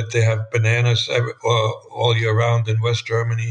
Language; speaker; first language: English; non-native, fluent; German